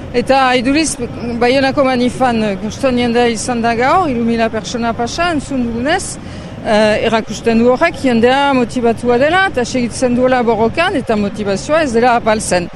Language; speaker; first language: Basque; native; Basque